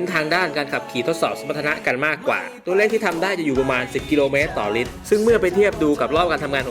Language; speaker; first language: Thai; native; Thai